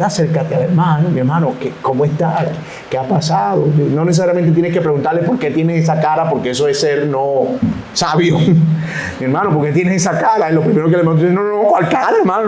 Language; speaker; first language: Spanish; native; Spanish